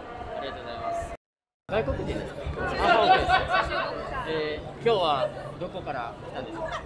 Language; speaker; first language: Japanese; non-native, learner; Spanish